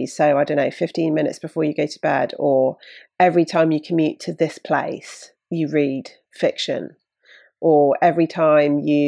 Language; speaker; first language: English; native; English